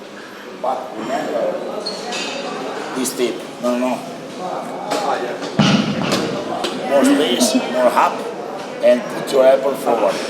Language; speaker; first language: English; non-native, learner; Italian